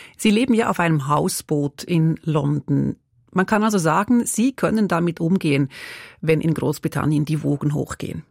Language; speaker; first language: German; native; German